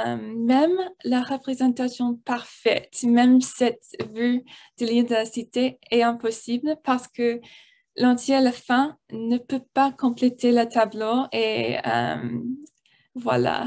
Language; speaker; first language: French; non-native, learner; English